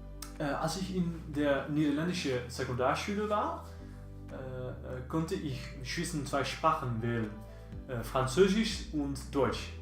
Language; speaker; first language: German; non-native, learner; Dutch